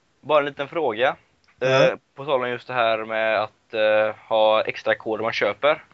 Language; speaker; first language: Swedish; native; Swedish